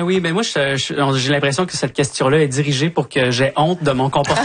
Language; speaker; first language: French; native; French